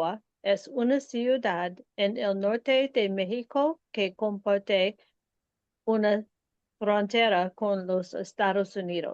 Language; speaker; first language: Spanish; non-native, learner; English